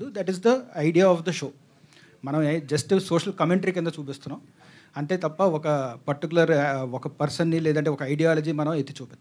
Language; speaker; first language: Telugu; native; Telugu